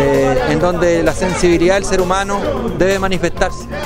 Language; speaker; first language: Spanish; native; Spanish